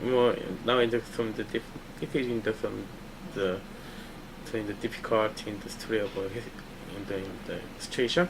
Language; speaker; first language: English; non-native, learner; Korean